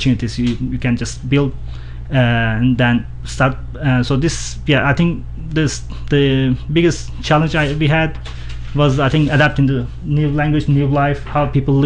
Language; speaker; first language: English; non-native, fluent; Turkish